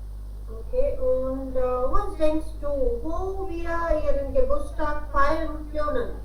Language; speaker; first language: German; non-native, learner; Hindi